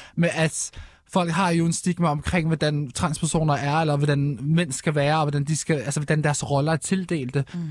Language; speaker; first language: Danish; early bilingual, other home language; Arabic